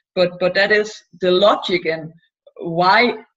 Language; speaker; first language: English; non-native, fluent; Danish